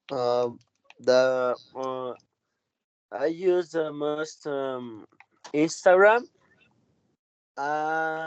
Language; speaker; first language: English; non-native, learner; Spanish